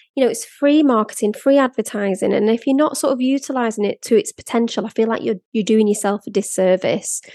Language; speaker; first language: English; native; English